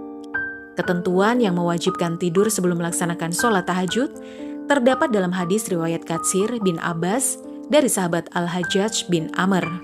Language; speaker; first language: Indonesian; native; Indonesian